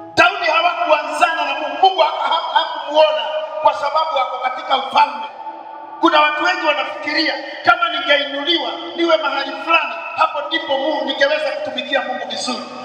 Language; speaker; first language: Swahili; non-native, local second language; Kikuyu